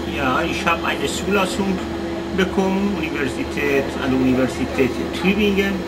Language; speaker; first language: German; non-native, fluent; Persian